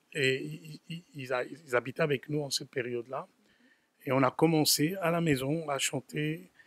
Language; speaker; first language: French; non-native, local second language; Lingala